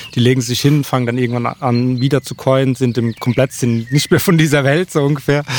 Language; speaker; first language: German; native; German